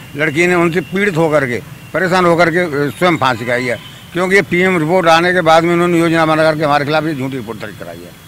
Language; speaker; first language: Hindi; native; Hindi